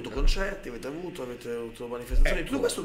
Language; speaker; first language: Italian; native; Italian